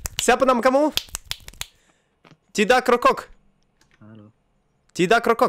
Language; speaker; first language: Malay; non-native, learner; Russian